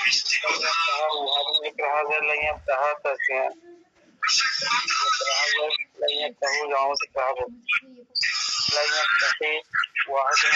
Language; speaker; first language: Arabic; non-native, learner; Bangla